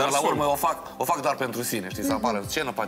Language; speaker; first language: Romanian; native; Romanian